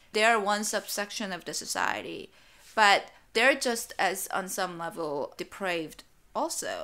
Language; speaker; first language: English; non-native, fluent; Korean